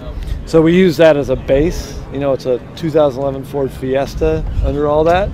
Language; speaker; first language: English; native; English